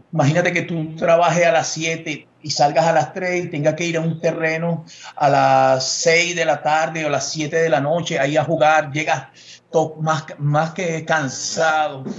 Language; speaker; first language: Spanish; native; Spanish